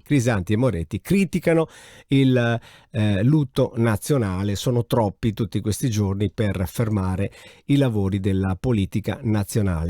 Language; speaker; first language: Italian; native; Italian